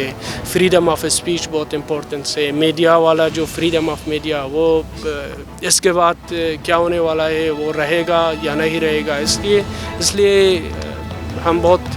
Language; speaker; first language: Hindi; non-native, fluent; Persian